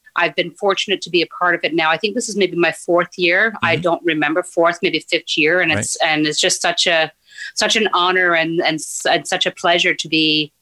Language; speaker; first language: English; native; English